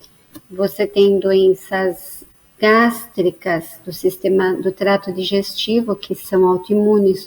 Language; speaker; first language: Portuguese; native; Portuguese